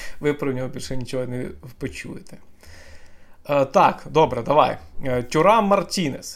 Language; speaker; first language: Ukrainian; native; Ukrainian